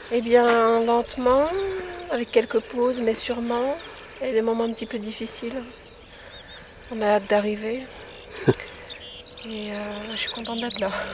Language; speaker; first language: French; native; French